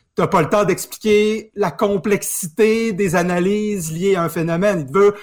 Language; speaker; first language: French; native; French